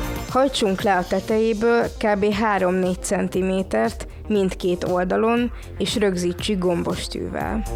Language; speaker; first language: Hungarian; native; Hungarian